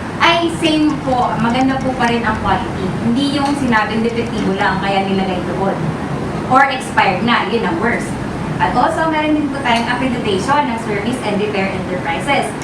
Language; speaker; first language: Filipino; non-native, local second language; Masbatenyo